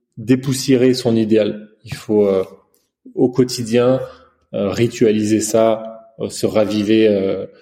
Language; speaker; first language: French; early bilingual, other home language; Chinese